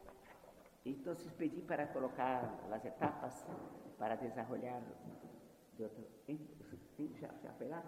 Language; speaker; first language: Spanish; non-native, fluent; Portuguese